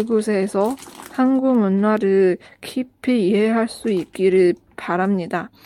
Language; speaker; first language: Korean; non-native, learner; Chinese